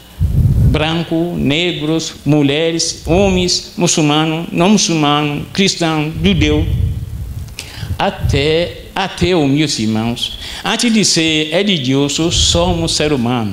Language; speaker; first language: Portuguese; non-native, fluent; Arabic